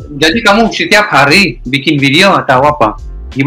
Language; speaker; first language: Indonesian; non-native, fluent; Hebrew